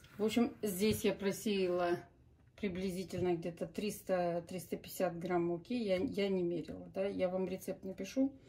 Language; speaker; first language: Russian; native; Russian